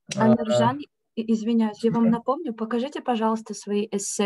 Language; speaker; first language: Russian; native; Russian